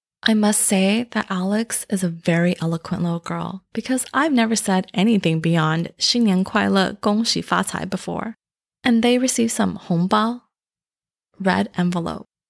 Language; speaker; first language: English; early bilingual, other home language; Chinese